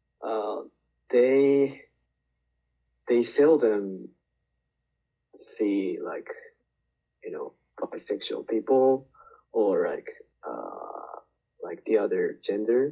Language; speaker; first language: English; non-native, learner; Japanese